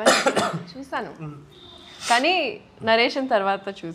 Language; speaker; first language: Telugu; non-native, local second language; Urdu